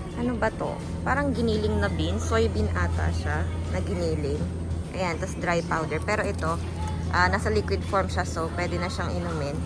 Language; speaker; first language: Filipino; native; Filipino